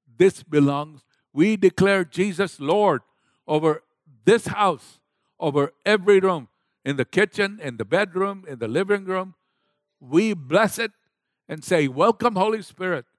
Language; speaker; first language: English; non-native, local second language; Gujarati